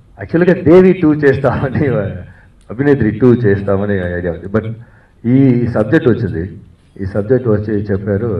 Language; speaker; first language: Telugu; non-native, fluent; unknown